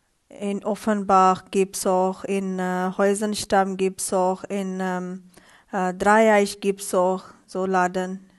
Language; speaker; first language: German; non-native, learner; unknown